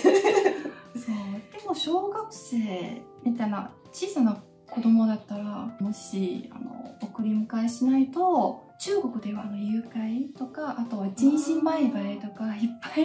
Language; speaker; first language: Japanese; non-native, fluent; Chinese